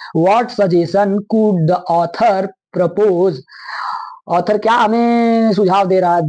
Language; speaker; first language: Hindi; native; Hindi